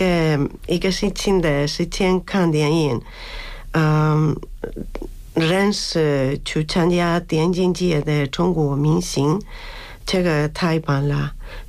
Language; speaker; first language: Chinese; non-native, fluent; Spanish